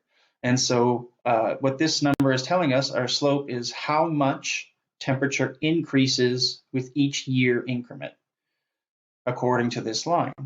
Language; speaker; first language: English; native; English